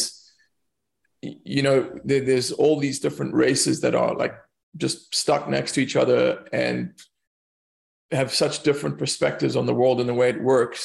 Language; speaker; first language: English; native; English